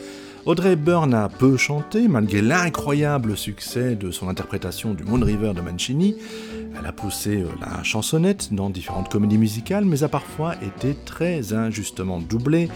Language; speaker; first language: French; native; French